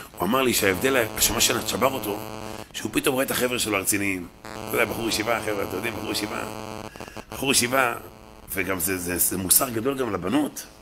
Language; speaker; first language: Hebrew; native; Hebrew